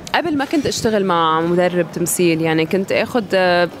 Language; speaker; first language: Arabic; non-native, fluent; English